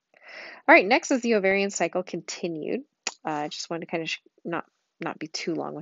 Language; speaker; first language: English; native; English